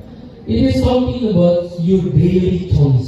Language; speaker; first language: English; non-native, learner; Indonesian